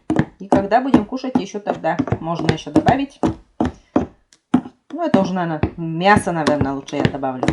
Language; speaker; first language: Russian; native; Russian